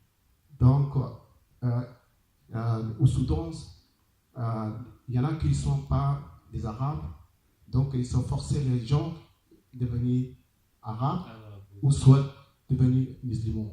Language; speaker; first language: French; non-native, learner; Arabic